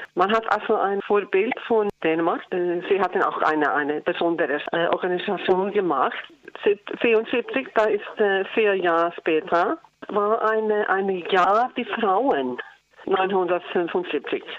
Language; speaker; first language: German; non-native, learner; Icelandic